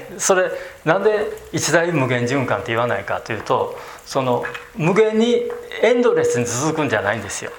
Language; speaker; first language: Japanese; native; Japanese